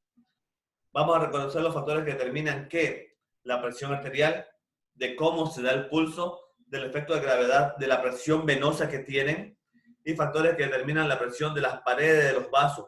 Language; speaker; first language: Spanish; native; Spanish